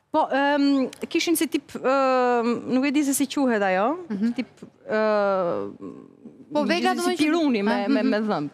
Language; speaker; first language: Albanian; native; Albanian